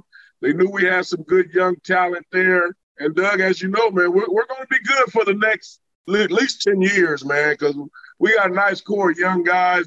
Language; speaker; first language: English; native; English